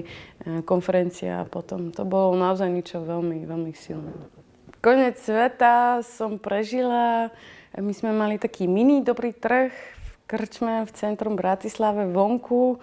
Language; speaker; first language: Slovak; non-native, fluent; Dutch